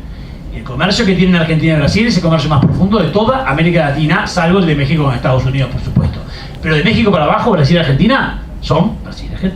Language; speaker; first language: Spanish; native; Spanish